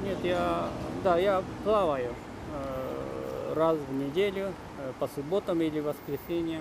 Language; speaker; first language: Russian; non-native, fluent; Japanese